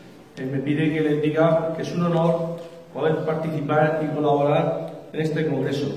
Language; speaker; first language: Spanish; native; Spanish